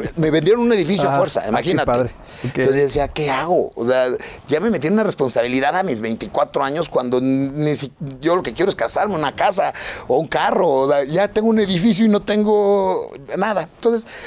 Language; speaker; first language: Spanish; native; Spanish